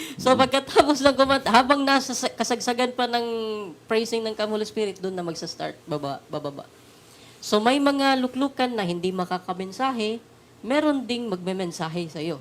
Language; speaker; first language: Filipino; non-native, local second language; Cebuano